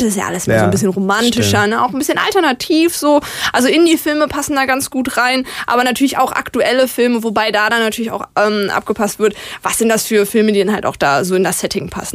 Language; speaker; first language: German; native; German